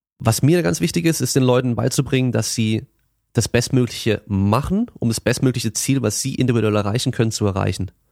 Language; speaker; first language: German; native; German